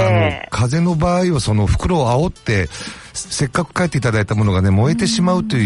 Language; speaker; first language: Japanese; native; Japanese